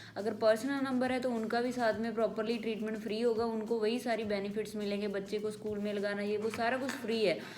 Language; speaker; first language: Hindi; non-native, local second language; Punjabi